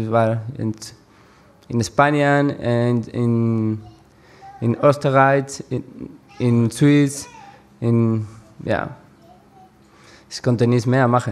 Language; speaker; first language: German; non-native, learner; Spanish